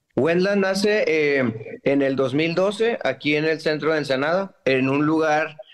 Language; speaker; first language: Spanish; native; Spanish